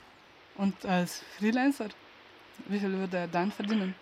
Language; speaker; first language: German; non-native, learner; Slovenian